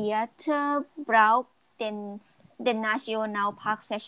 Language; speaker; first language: German; non-native, learner; Thai